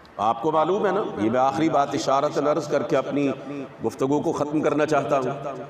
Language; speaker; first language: Urdu; non-native, local second language; Punjabi